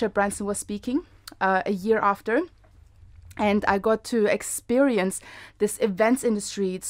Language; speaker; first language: English; non-native, fluent; German